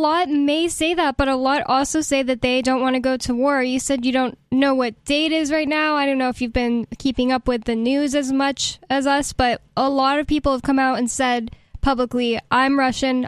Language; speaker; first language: English; native; English